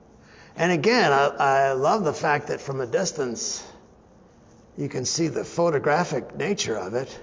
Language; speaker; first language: English; native; English